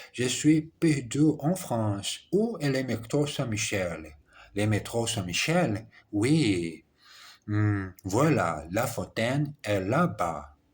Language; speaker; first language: French; non-native, learner; Portuguese